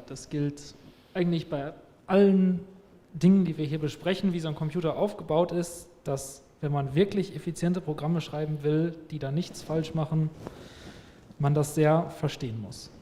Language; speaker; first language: German; native; German